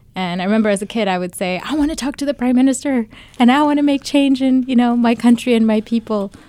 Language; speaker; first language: English; early bilingual, other home language; Bangla